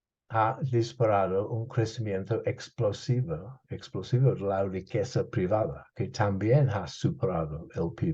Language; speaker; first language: Spanish; non-native, fluent; English